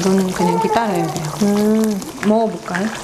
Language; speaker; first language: Korean; non-native, learner; Indonesian